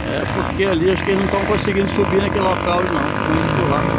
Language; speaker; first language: Portuguese; native; Portuguese